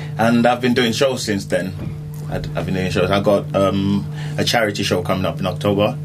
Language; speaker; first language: English; non-native, local second language; Yoruba